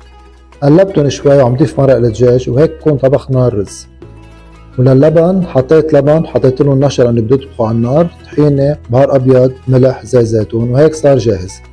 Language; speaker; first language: Arabic; native; Arabic